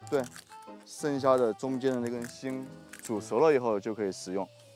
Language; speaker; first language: Chinese; native; Chinese